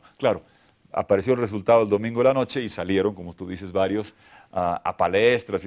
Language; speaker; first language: Spanish; native; Spanish